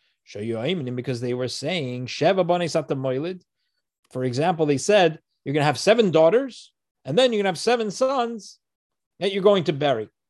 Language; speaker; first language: English; native; English